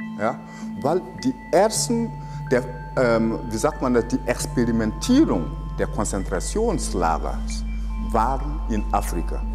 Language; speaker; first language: German; non-native, fluent; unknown